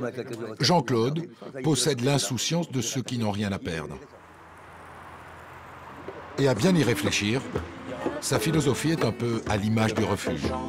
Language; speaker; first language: French; native; French